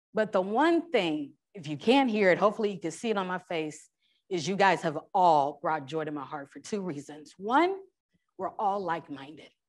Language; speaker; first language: English; native; English